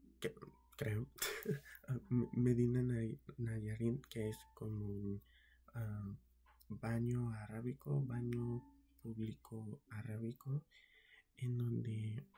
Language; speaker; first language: Spanish; early bilingual, heritage; Spanish